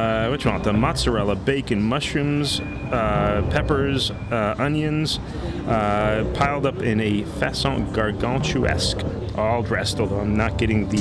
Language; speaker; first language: English; native; English